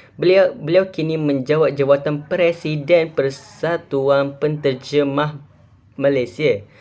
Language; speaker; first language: Malay; native; Malay